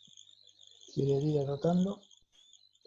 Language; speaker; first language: Spanish; native; Spanish